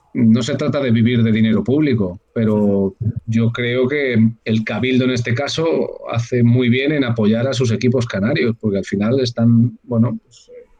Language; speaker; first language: Spanish; native; Spanish